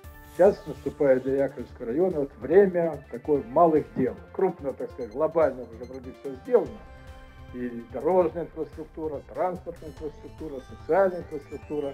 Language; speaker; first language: Russian; native; Russian